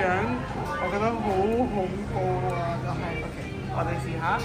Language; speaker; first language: Cantonese; non-native, fluent; English